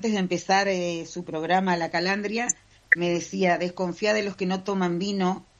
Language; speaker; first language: Spanish; native; Spanish